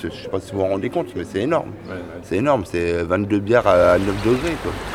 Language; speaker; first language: French; native; French